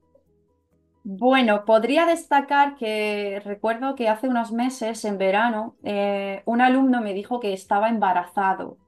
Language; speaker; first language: Spanish; native; Spanish